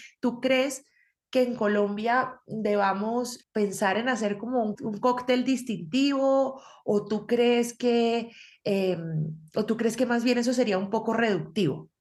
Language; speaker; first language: Spanish; native; Spanish